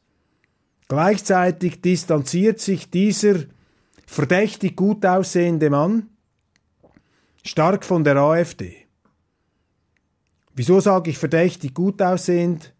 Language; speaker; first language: German; non-native, local second language; Swiss German